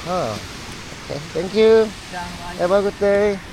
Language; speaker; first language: English; non-native, learner; Korean